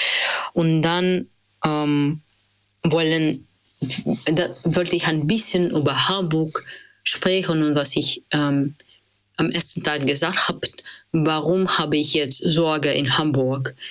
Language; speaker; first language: German; non-native, learner; Russian